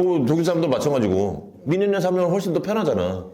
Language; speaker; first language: Korean; native; Korean